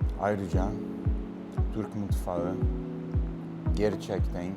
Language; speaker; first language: Turkish; non-native, learner; Portuguese